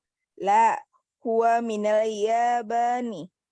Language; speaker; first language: Arabic; non-native, learner; Indonesian